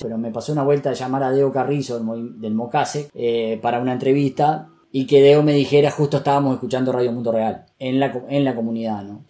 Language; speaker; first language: Spanish; native; Spanish